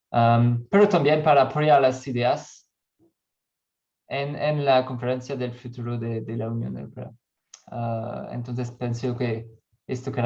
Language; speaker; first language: Spanish; non-native, learner; French